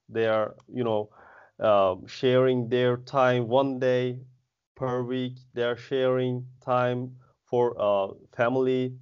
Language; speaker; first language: English; non-native, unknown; Turkish